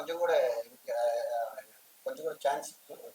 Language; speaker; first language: Tamil; non-native, learner; Malayalam